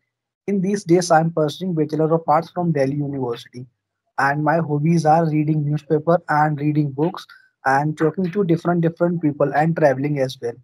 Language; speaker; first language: English; non-native, learner; Hindi